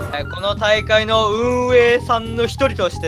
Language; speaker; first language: Japanese; native; Japanese